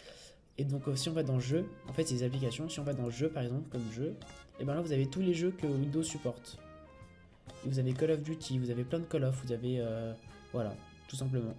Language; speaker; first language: French; native; French